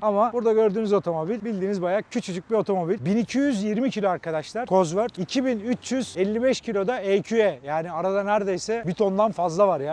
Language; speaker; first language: Turkish; native; Turkish